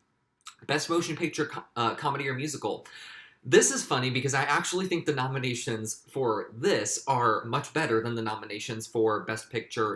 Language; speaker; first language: English; native; English